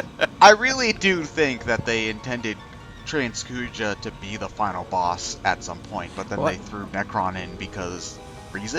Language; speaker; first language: English; native; English